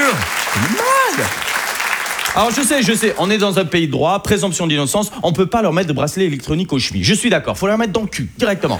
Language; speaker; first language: French; native; French